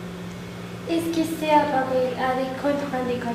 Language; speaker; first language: French; non-native, learner; Spanish